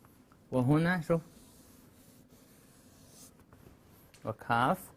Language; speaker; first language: Arabic; non-native, learner; Chinese